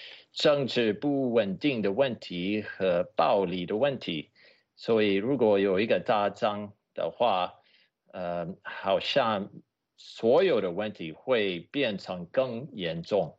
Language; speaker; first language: Chinese; non-native, fluent; English